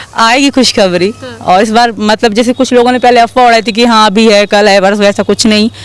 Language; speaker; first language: Urdu; non-native, local second language; Sindhi